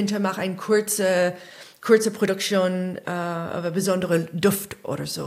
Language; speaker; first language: German; non-native, fluent; English